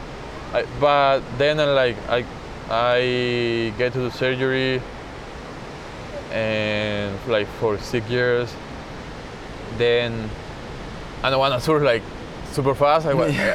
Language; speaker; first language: English; non-native, learner; Spanish